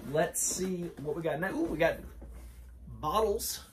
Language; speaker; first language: English; native; English